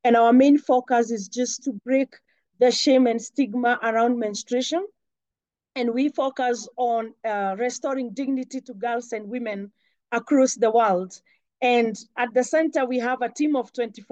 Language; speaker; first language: English; non-native, local second language; Kikuyu